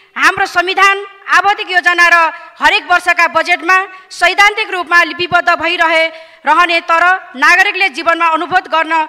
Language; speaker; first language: Nepali; native; Nepali